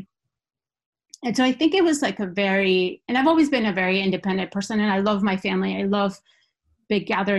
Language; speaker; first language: English; non-native, fluent; Spanish